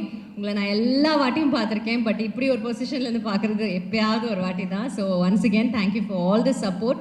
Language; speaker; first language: Tamil; native; Tamil